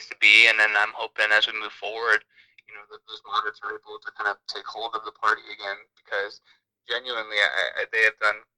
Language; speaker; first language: English; native; English